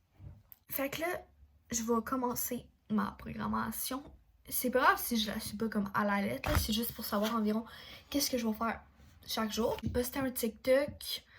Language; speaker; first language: French; native; French